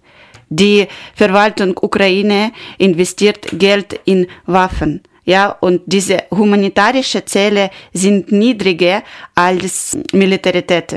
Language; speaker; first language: German; non-native, learner; Ukrainian